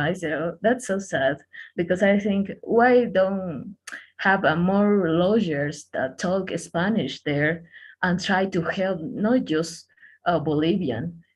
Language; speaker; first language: English; non-native, learner; Spanish